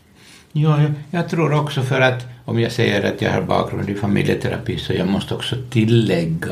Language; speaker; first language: Swedish; non-native, local second language; Finnish